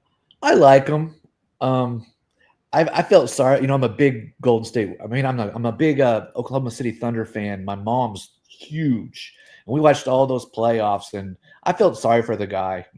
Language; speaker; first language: English; native; English